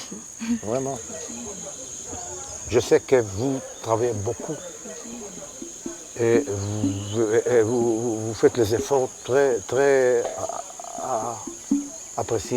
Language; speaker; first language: French; non-native, learner; Hebrew